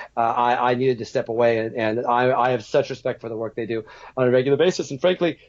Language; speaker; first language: English; native; English